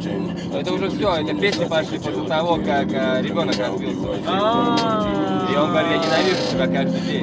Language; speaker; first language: Russian; native; Russian